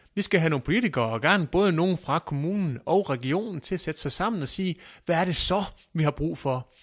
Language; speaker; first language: Danish; native; Danish